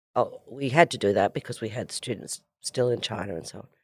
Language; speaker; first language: English; native; English